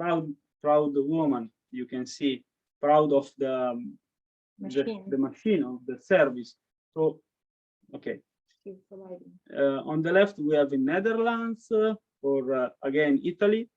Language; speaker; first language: English; non-native, learner; Italian